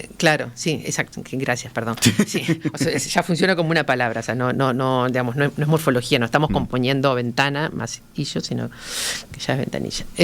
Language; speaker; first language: Spanish; native; Spanish